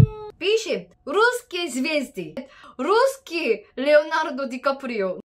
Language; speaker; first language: Russian; non-native, learner; Korean